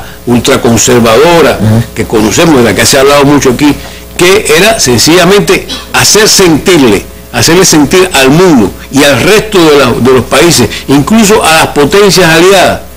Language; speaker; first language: Spanish; native; Spanish